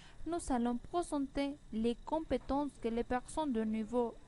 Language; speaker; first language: French; non-native, learner; Spanish